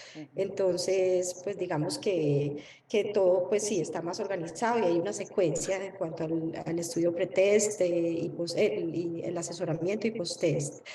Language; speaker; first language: Spanish; native; Spanish